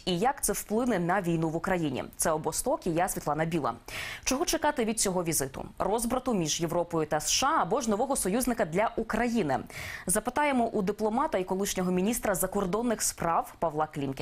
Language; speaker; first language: Ukrainian; native; Ukrainian